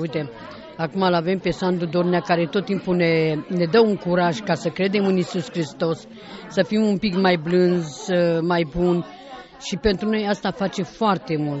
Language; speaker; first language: Romanian; native; Romanian